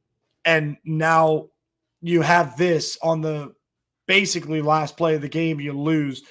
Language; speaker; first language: English; native; English